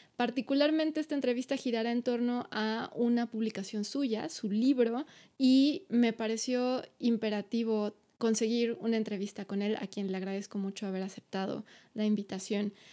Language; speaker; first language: Spanish; native; Spanish